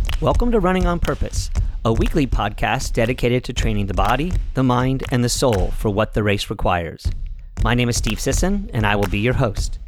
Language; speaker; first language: English; native; English